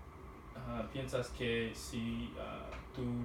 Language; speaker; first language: Spanish; non-native, learner; English